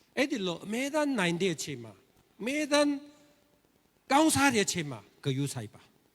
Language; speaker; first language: Burmese; non-native, learner; Korean